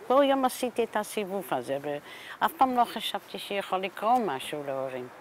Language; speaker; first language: Hebrew; non-native, fluent; Dutch